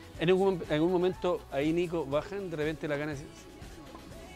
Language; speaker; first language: Spanish; native; Spanish